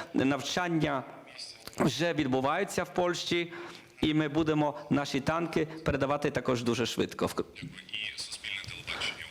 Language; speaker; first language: Ukrainian; non-native, learner; Polish